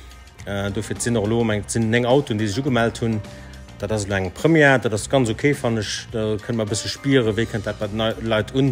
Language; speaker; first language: German; non-native, local second language; Luxembourgish